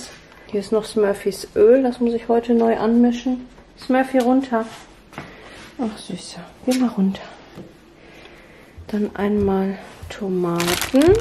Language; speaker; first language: German; native; German